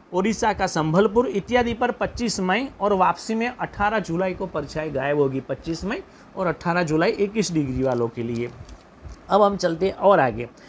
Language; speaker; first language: Hindi; non-native, local second language; Gujarati